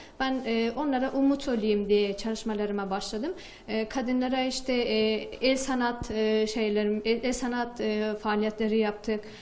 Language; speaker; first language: Turkish; non-native, fluent; Persian